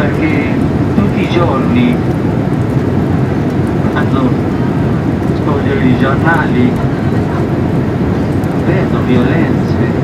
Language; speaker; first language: Italian; non-native, fluent; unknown